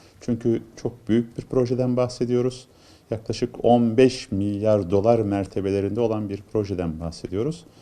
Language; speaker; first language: Turkish; native; Turkish